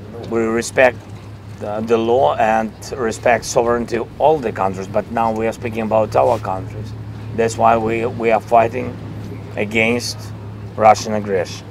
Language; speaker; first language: English; non-native, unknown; Russian